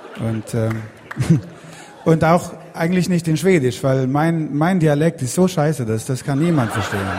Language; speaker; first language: German; non-native, fluent; Swedish